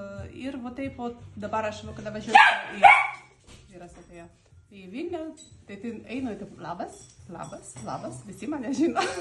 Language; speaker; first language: Lithuanian; non-native, learner; Russian